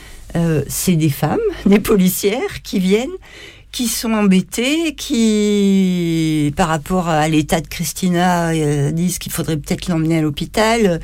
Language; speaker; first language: French; native; French